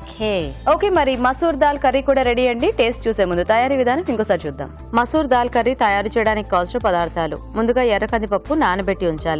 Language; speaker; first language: Telugu; native; Telugu